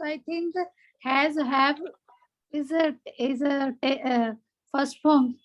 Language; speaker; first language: English; non-native, learner; Hindi